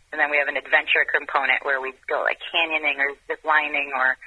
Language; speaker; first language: English; non-native, fluent; Hebrew